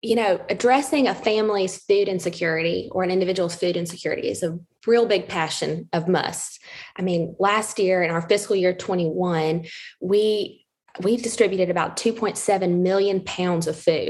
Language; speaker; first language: English; native; English